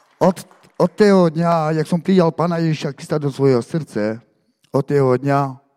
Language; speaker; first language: Slovak; non-native, local second language; Romany